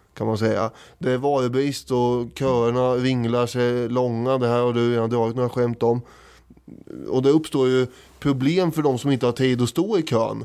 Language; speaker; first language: Swedish; native; Swedish